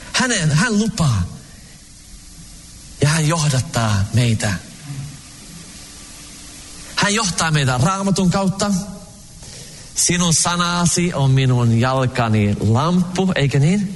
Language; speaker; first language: Finnish; early bilingual, heritage; Finnish